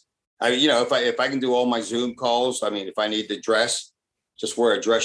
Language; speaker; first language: English; early bilingual, other home language; Italian